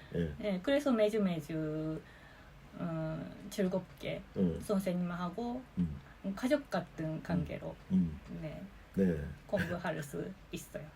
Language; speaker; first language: Korean; non-native, fluent; Japanese